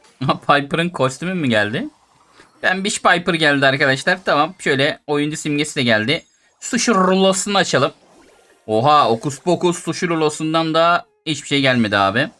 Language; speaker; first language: Turkish; native; Turkish